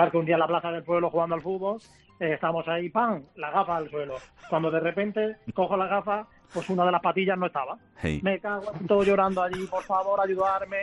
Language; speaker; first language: Spanish; native; Spanish